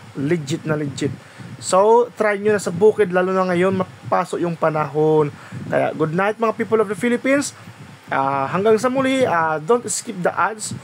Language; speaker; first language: Filipino; non-native, local second language; Waray